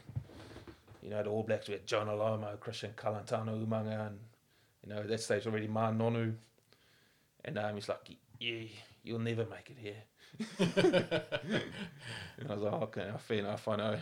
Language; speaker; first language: English; non-native, local second language; Afrikaans